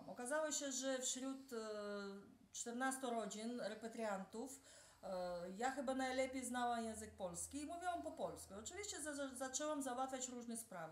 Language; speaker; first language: Polish; early bilingual, heritage; Russian